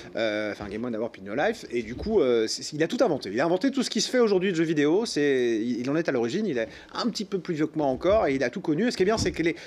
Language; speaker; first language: French; native; French